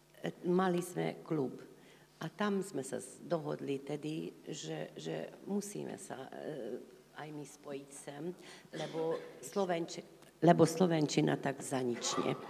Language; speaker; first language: Slovak; non-native, local second language; Hungarian